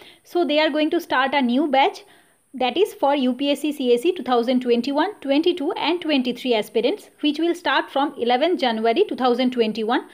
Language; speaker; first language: English; non-native, local second language; Bangla